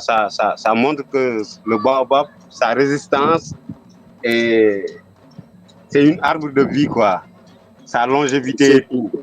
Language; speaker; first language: French; non-native, local second language; Wolof